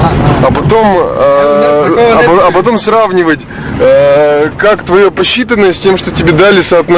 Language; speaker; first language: Russian; native; Russian